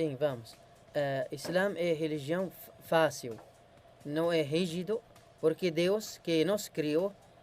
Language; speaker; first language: Portuguese; non-native, learner; Arabic